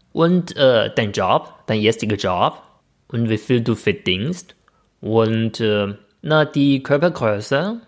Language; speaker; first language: German; non-native, fluent; Chinese